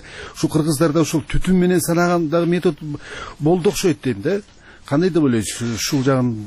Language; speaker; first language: Kyrgyz; native; Kyrgyz